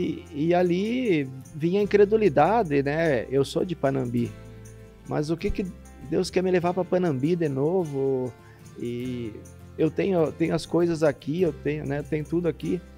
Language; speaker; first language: Portuguese; native; Portuguese